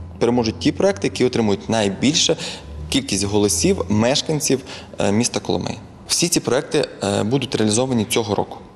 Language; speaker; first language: Ukrainian; native; Ukrainian